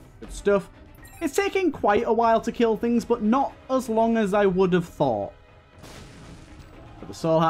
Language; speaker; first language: English; native; English